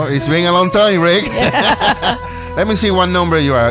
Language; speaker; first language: English; non-native, learner; Spanish